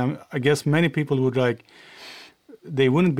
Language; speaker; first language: English; non-native, fluent; Swedish